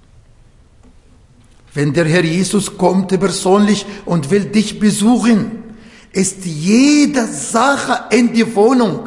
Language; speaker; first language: German; non-native, fluent; Arabic